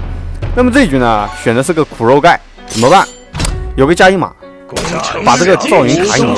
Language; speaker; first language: Chinese; native; Chinese